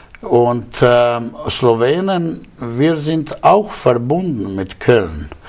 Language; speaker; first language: German; non-native, learner; Slovenian